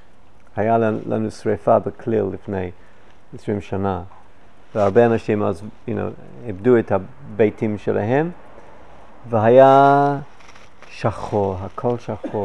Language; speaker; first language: Hebrew; non-native, fluent; English